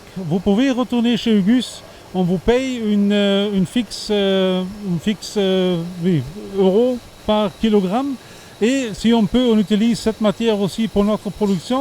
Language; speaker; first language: French; non-native, fluent; German